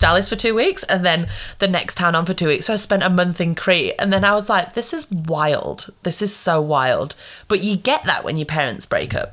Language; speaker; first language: English; native; English